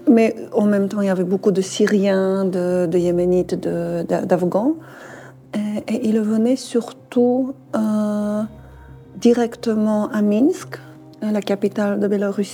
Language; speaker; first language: French; non-native, fluent; Polish